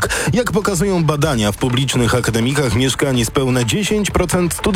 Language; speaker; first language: Polish; native; Polish